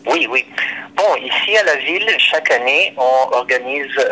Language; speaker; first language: French; non-native, fluent; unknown